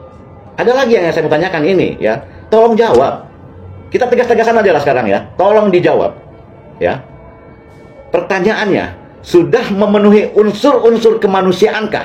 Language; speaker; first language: Indonesian; native; Indonesian